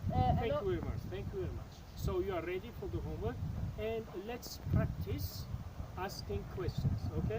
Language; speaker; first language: English; non-native, fluent; Tajik